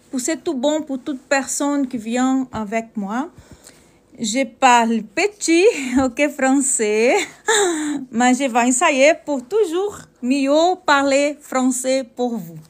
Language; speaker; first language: French; non-native, learner; Portuguese